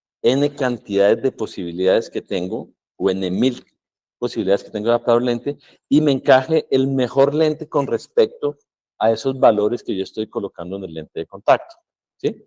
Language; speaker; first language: Spanish; native; Spanish